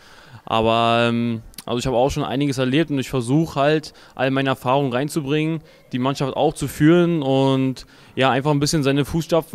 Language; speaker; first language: German; native; German